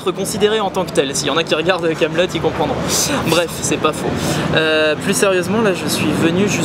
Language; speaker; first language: French; native; French